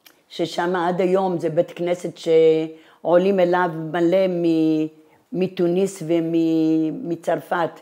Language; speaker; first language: Hebrew; non-native, fluent; Italian